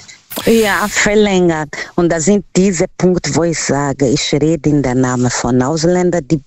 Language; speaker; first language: German; non-native, fluent; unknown